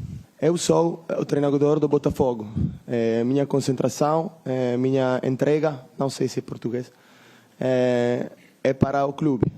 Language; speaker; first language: Portuguese; non-native, fluent; Italian